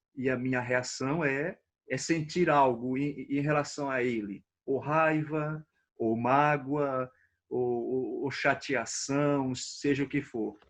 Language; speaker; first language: Portuguese; native; Portuguese